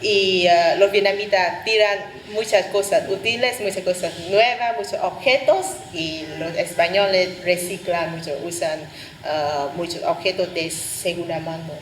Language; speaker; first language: Spanish; non-native, fluent; Vietnamese